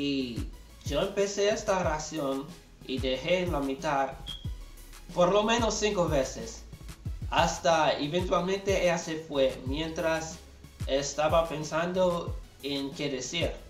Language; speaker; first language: Spanish; non-native, learner; English